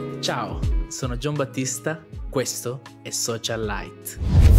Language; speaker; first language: Italian; native; Italian